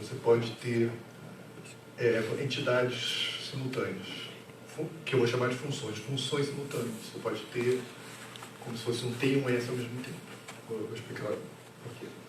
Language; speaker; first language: Portuguese; native; Portuguese